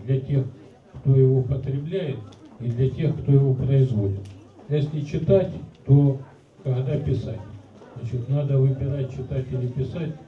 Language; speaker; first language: Russian; native; Russian